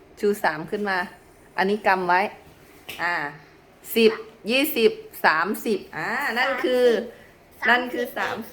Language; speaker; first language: Thai; native; Thai